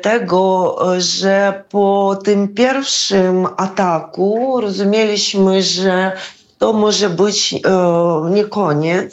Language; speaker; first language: Polish; non-native, fluent; Ukrainian